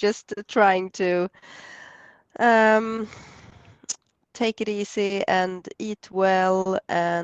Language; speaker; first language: English; non-native, fluent; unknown